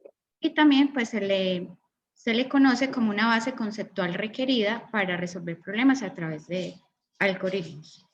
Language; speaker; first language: Spanish; native; Spanish